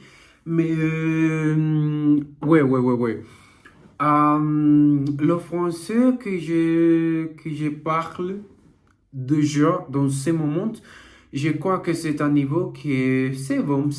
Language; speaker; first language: French; non-native, learner; Portuguese